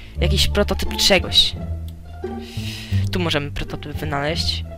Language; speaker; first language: Polish; native; Polish